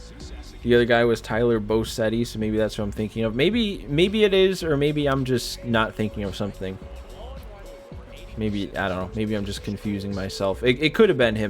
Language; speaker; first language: English; native; English